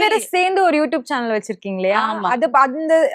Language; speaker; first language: Tamil; native; Tamil